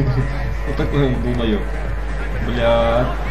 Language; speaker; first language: Russian; native; Russian